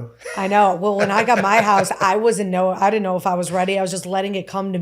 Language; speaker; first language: English; native; English